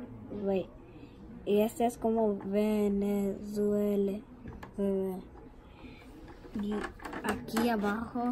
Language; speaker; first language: Spanish; early bilingual, heritage; Spanish